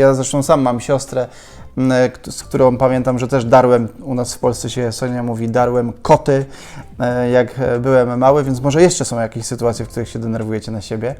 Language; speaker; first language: Polish; native; Polish